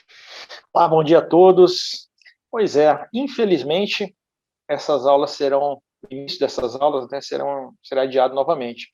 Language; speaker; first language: Portuguese; native; Portuguese